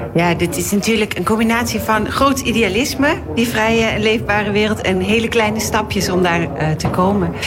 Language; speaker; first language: Dutch; native; Dutch